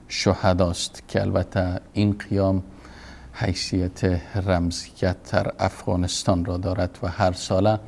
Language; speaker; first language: Persian; native; Persian